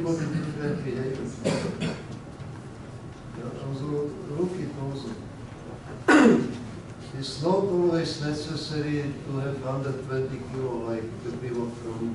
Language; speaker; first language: English; non-native, learner; Czech